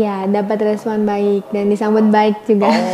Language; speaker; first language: Indonesian; native; Indonesian